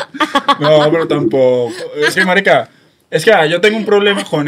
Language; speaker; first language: Spanish; native; Spanish